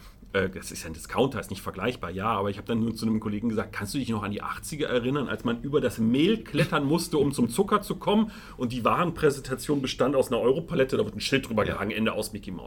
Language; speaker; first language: German; native; German